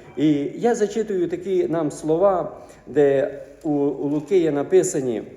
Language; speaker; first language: Ukrainian; native; Ukrainian